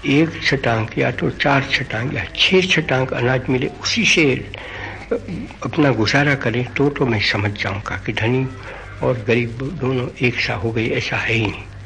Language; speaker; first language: Hindi; non-native, local second language; Gujarati